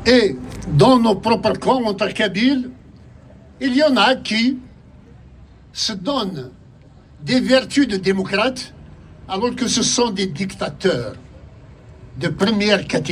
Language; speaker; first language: French; non-native, local second language; Kabyle